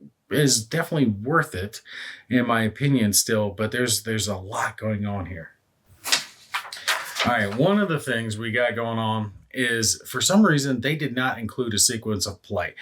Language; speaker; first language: English; native; English